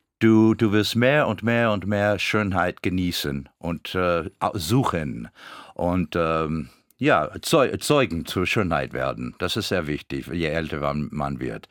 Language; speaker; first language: German; non-native, fluent; English